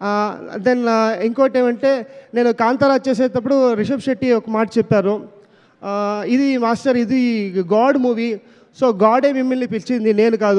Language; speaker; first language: Telugu; non-native, learner; Kannada